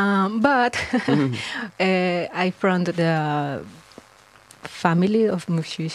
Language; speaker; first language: English; non-native, learner; Spanish